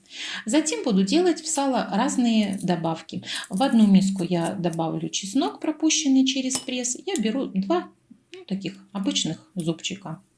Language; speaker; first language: Russian; native; Russian